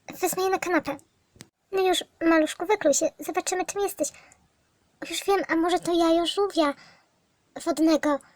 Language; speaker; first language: Polish; native; Polish